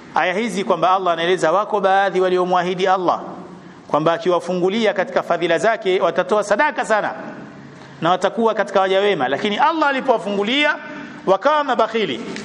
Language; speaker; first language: Swahili; native; Swahili